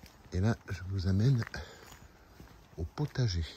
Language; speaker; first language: French; native; French